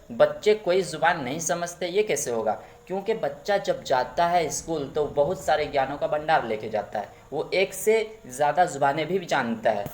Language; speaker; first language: Urdu; native; Urdu